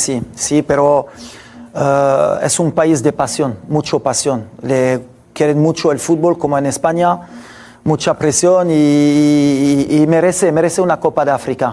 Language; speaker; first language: Spanish; non-native, fluent; French